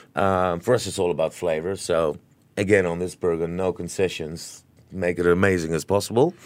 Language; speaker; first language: English; native; English